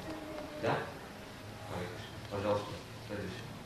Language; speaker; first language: Russian; non-native, fluent; English